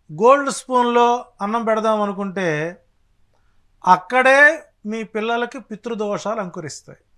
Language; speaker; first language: Telugu; native; Telugu